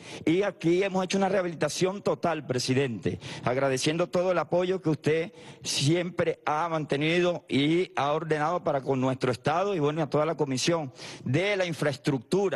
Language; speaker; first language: Spanish; native; Spanish